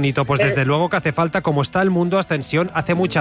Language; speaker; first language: Spanish; native; Spanish